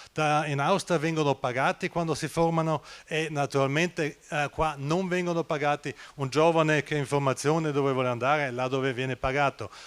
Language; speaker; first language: Italian; non-native, local second language; German